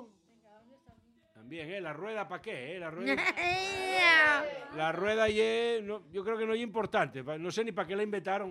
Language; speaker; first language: Spanish; native; Spanish